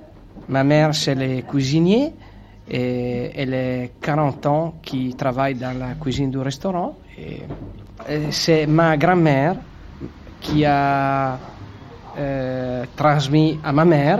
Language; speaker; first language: French; non-native, fluent; Italian